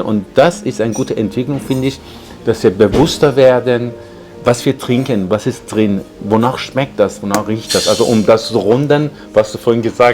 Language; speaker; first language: German; non-native, fluent; Persian